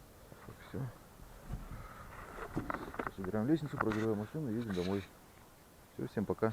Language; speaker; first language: Russian; native; Russian